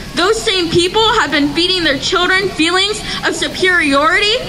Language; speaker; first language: English; native; English